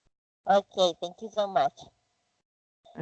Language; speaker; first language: English; non-native, fluent; Spanish